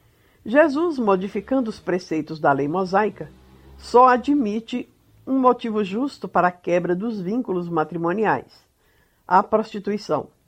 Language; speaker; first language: Portuguese; native; Portuguese